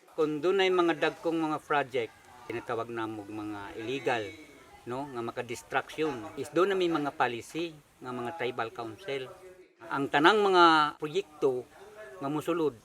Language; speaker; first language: Cebuano; non-native, local second language; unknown